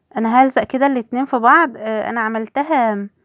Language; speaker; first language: Arabic; native; Arabic